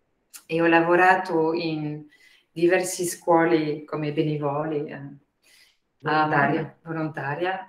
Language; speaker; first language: Italian; non-native, fluent; French